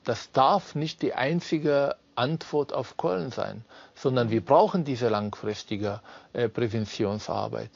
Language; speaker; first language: German; non-native, fluent; Arabic